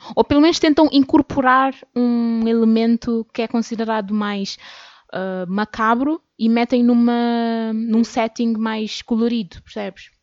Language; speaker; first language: Portuguese; native; Portuguese